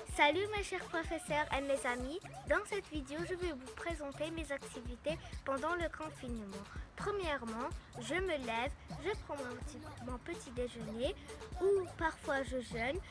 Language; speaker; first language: French; non-native, fluent; Arabic